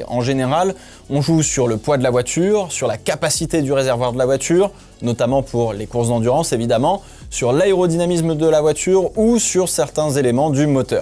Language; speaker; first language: French; native; French